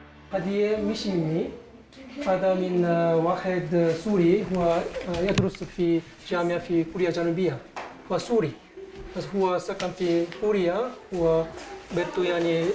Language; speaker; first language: Arabic; non-native, learner; Korean